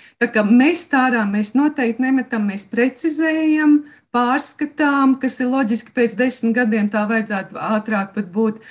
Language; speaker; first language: Latvian; native; Latvian